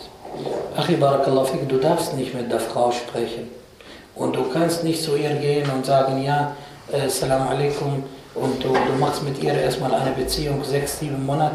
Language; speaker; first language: German; non-native, fluent; Arabic